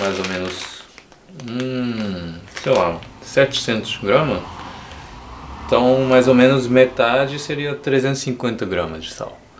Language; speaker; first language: Portuguese; non-native, fluent; Japanese